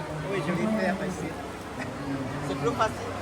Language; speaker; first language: French; non-native, fluent; Thai